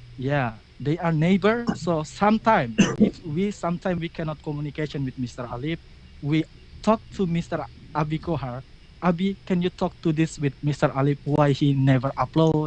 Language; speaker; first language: English; non-native, learner; Indonesian